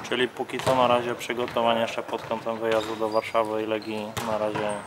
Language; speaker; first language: Polish; native; Polish